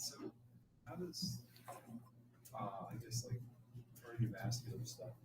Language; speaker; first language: English; native; English